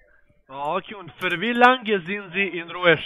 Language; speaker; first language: German; non-native, learner; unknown